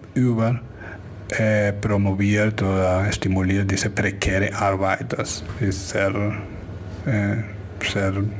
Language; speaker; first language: German; non-native, fluent; Spanish